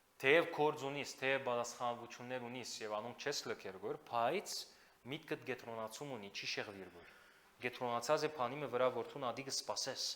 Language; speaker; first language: Armenian; native; Armenian